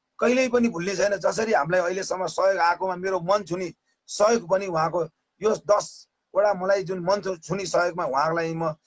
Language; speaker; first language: Nepali; native; Nepali